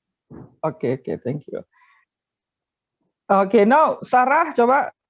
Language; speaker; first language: English; non-native, fluent; Indonesian